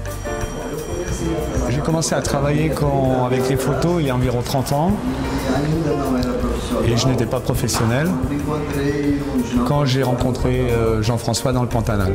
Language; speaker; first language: French; non-native, fluent; Portuguese